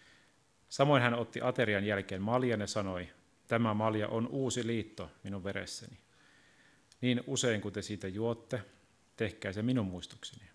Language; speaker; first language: Finnish; native; Finnish